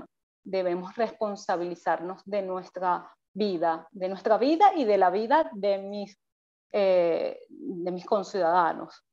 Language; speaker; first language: Spanish; native; Spanish